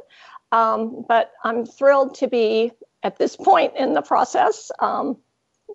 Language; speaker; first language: English; native; English